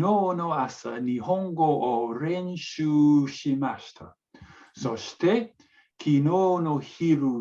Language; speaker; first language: Japanese; non-native, learner; English